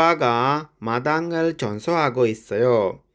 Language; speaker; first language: Korean; non-native, fluent; Sinhala